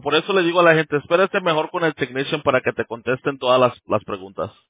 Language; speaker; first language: Spanish; early bilingual, heritage; Spanish